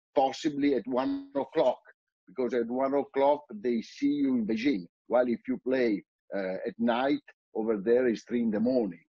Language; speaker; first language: English; non-native, fluent; Italian